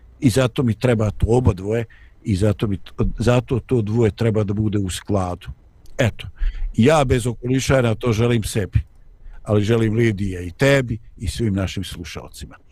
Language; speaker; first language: Bosnian; native; Bosnian